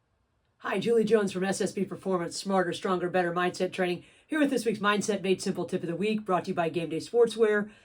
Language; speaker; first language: English; native; English